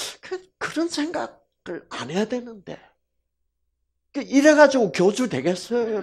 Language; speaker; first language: Korean; native; Korean